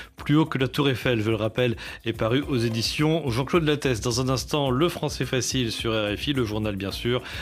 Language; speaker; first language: French; native; French